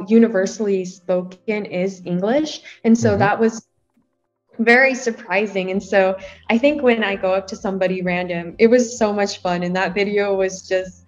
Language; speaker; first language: English; native; English